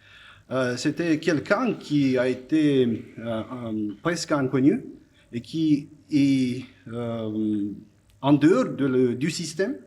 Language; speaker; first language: French; non-native, fluent; Romanian